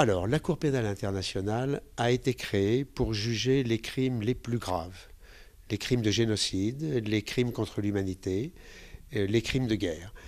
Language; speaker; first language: French; native; French